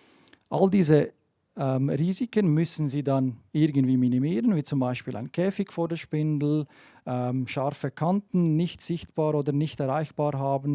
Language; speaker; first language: German; native; German